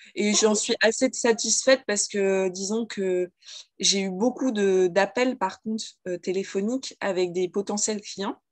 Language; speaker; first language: French; native; French